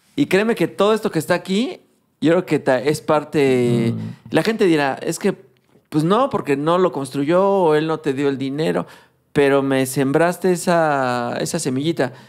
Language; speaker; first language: Spanish; native; Spanish